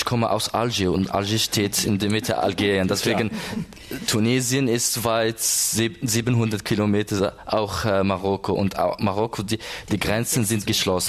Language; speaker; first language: German; non-native, learner; Arabic